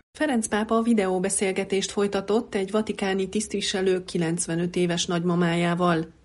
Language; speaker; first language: Hungarian; native; Hungarian